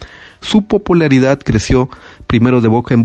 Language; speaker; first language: Spanish; native; Spanish